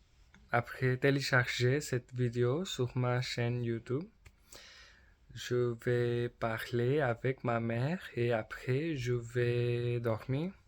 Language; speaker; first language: French; non-native, learner; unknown